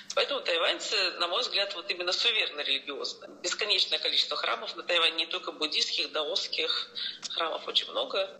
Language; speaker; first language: Russian; native; Russian